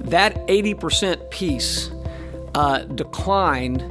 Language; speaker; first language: English; native; English